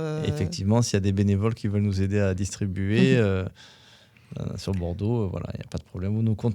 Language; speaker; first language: French; native; French